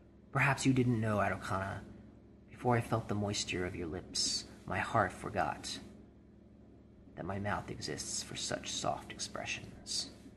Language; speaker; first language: English; native; English